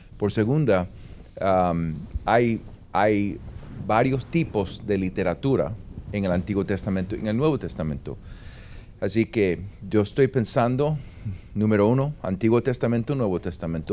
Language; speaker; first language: Spanish; early bilingual, heritage; Spanish